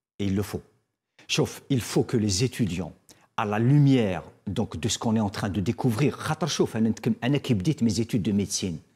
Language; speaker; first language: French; non-native, local second language; Arabic